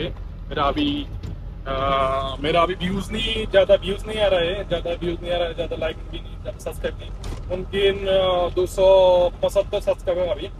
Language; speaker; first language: Hindi; non-native, learner; Bangla